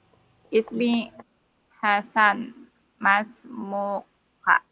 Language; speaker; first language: Arabic; non-native, learner; Indonesian